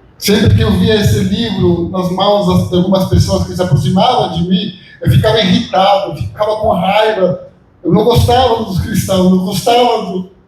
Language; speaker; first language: Portuguese; non-native, fluent; Spanish